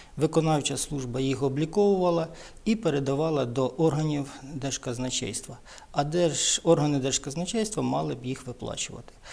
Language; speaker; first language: Ukrainian; native; Ukrainian